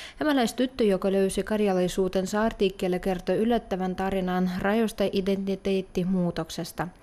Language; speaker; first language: Finnish; non-native, fluent; Russian